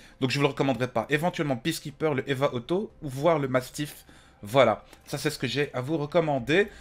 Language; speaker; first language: French; native; French